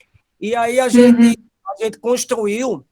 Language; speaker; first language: Portuguese; native; Portuguese